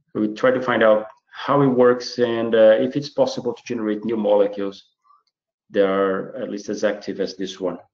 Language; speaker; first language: English; non-native, fluent; Portuguese